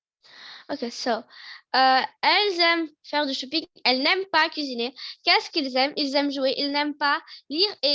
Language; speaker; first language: French; non-native, fluent; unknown